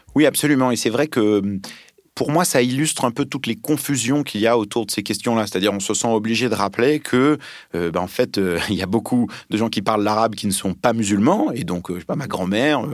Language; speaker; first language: French; early bilingual, other home language; Arabic